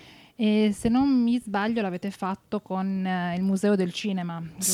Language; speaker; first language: Italian; native; Italian